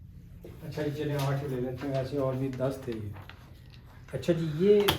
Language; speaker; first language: Urdu; native; Urdu